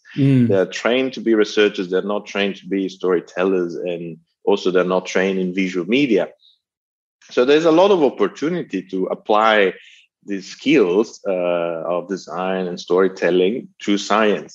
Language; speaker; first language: English; non-native, fluent; Italian